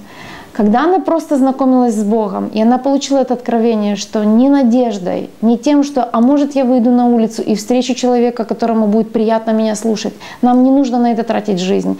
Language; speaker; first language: Russian; native; Russian